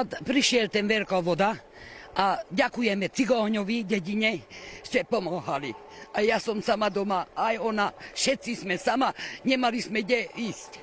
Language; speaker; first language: Slovak; non-native, local second language; Hungarian